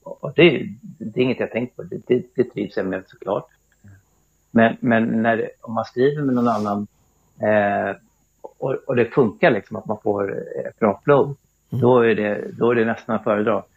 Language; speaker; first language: Swedish; native; Swedish